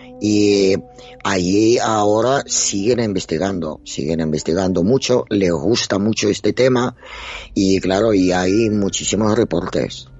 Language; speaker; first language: Spanish; non-native, fluent; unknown